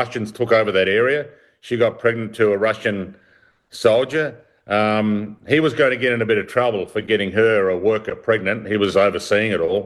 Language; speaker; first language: English; native; English